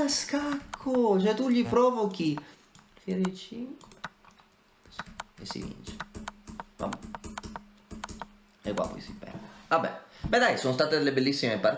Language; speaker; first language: Italian; native; Italian